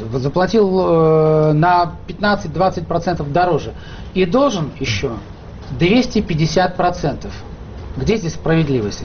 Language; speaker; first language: Russian; native; Russian